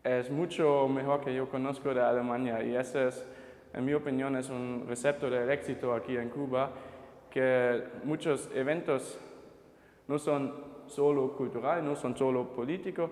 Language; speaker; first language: Spanish; non-native, fluent; German